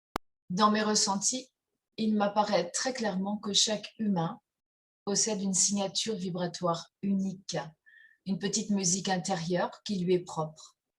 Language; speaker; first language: French; native; French